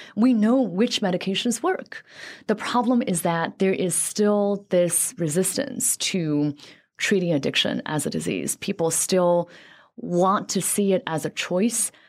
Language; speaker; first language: English; early bilingual, other home language; Chinese